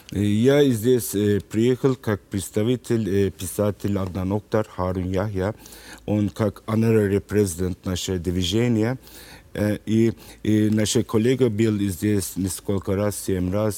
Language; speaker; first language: Russian; non-native, learner; Turkish